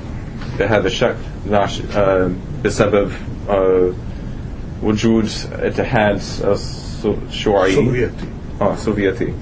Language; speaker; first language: Arabic; non-native, learner; English